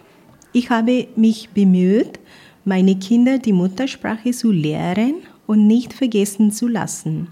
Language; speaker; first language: German; non-native, fluent; Punjabi